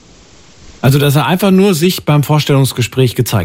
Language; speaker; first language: German; native; German